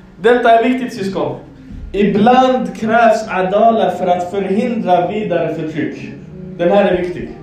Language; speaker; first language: Swedish; non-native, fluent; Arabic